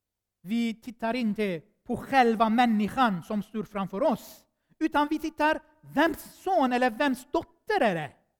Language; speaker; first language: Swedish; non-native, fluent; Armenian